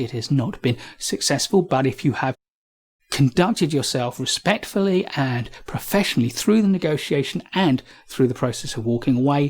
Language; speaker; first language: English; native; English